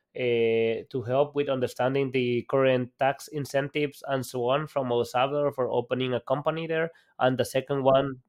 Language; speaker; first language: English; non-native, fluent; Spanish